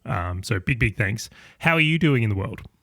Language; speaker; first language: English; native; English